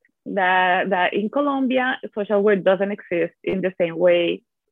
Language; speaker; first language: English; non-native, fluent; Italian